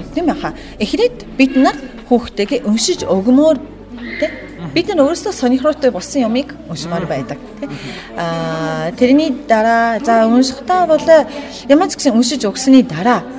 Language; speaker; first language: Mongolian; non-native, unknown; Japanese